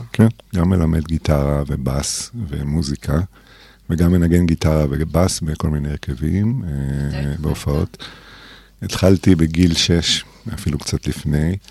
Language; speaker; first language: Hebrew; early bilingual, other home language; English